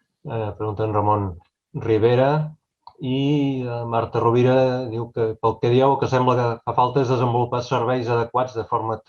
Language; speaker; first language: Catalan; native; Catalan